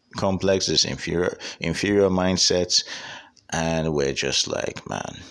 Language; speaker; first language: English; non-native, local second language; Igbo